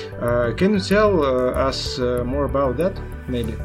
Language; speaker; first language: English; non-native, learner; Russian